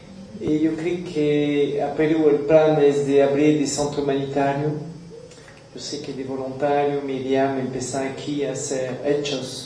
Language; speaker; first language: Spanish; non-native, learner; French